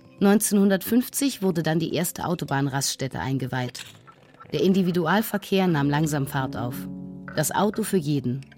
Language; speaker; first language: German; native; German